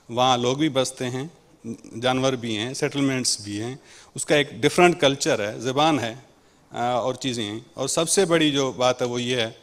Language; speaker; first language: Urdu; non-native, local second language; Sindhi